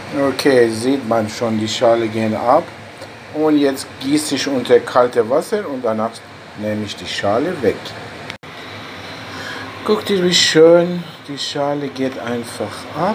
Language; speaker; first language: German; non-native, fluent; Persian